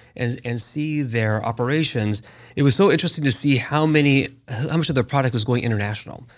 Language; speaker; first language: English; native; English